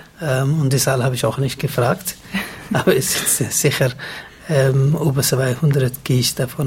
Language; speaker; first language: German; non-native, fluent; Somali